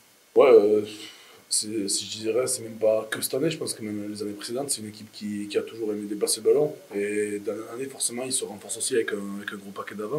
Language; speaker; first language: French; native; French